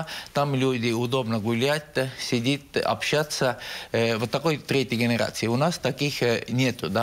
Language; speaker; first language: Russian; non-native, local second language; Estonian